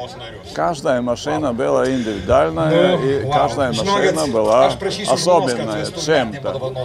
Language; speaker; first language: Russian; non-native, fluent; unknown